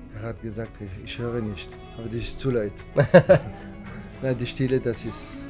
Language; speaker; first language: German; non-native, learner; French